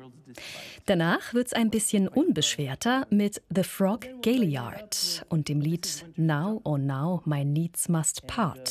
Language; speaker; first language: German; native; German